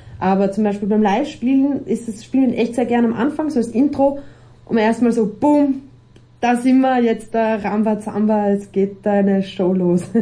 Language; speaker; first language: German; native; German